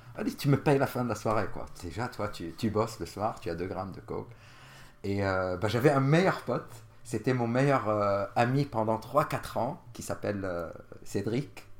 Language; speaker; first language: French; non-native, local second language; Arabic